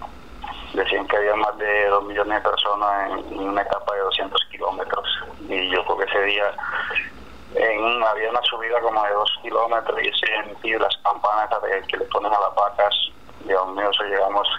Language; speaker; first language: Spanish; native; Spanish